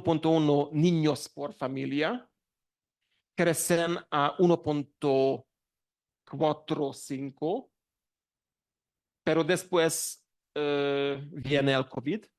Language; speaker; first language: Spanish; non-native, learner; Hungarian